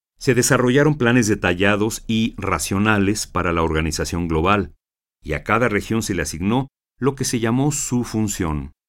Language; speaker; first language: Spanish; native; Spanish